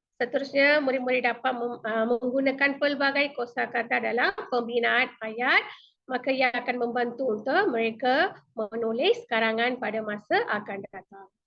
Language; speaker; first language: Malay; non-native, local second language; Tamil